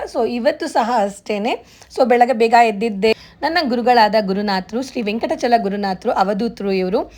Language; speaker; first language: Kannada; native; Kannada